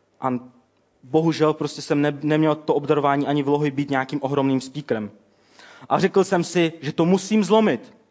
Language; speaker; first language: Czech; native; Czech